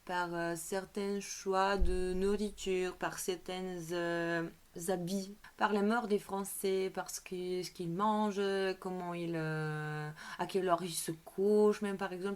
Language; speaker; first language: French; non-native, fluent; Bulgarian